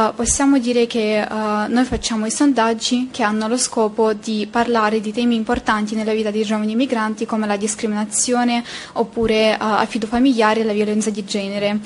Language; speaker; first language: Italian; non-native, fluent; Ukrainian